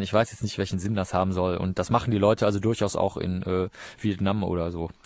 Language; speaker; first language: German; native; German